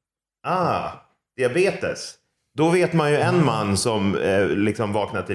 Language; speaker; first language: Swedish; native; Swedish